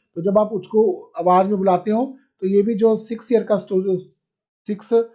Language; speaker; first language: Hindi; non-native, local second language; Punjabi